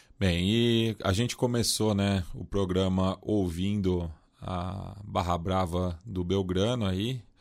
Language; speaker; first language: Portuguese; native; Portuguese